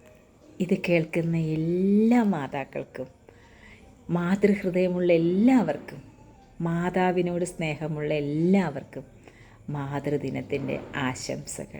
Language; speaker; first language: Malayalam; native; Malayalam